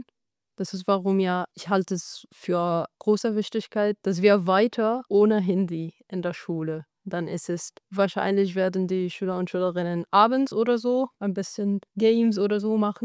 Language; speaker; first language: German; non-native, fluent; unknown